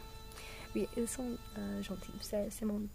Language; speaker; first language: French; non-native, learner; English